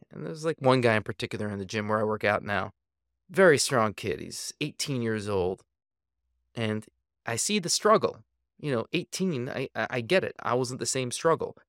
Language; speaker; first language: English; native; English